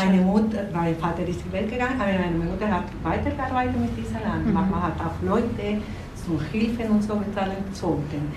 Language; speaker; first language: German; non-native, learner; Spanish